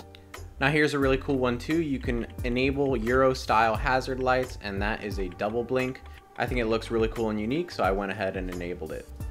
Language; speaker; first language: English; native; English